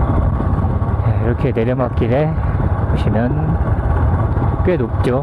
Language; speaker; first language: Korean; native; Korean